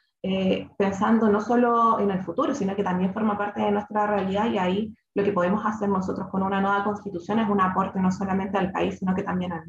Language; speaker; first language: Spanish; native; Spanish